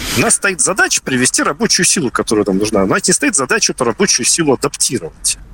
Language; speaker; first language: Russian; native; Russian